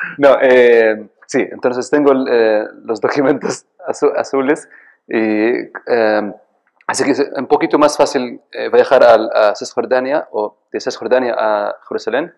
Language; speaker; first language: Spanish; non-native, fluent; Arabic